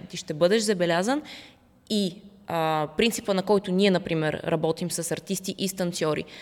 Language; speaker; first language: Bulgarian; early bilingual, other home language; Russian